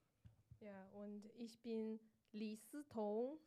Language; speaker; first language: German; non-native, learner; Chinese